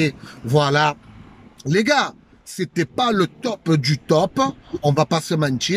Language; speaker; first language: French; native; French